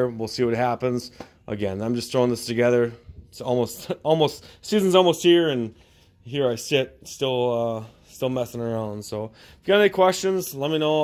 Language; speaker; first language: English; native; English